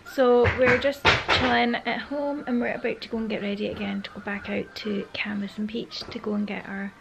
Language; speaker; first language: English; native; English